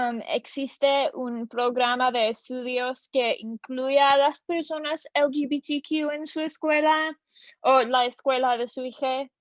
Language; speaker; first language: Spanish; non-native, learner; English